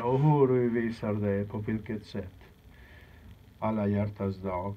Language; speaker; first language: Swedish; non-native, fluent; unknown